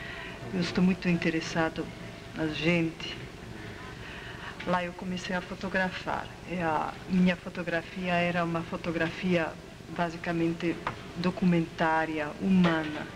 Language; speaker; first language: Portuguese; non-native, fluent; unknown